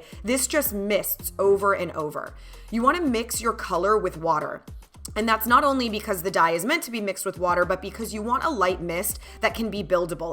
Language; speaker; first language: English; native; English